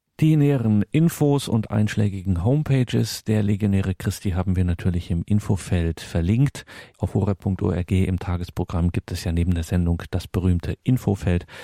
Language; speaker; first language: German; native; German